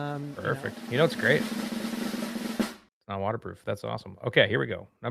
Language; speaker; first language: English; native; English